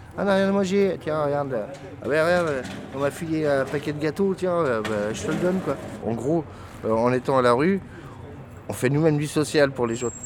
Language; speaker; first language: French; native; French